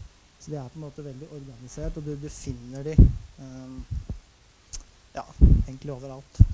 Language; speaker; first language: Norwegian; native; Norwegian